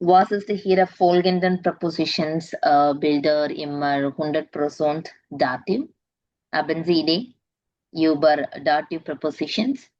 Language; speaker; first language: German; non-native, learner; Tamil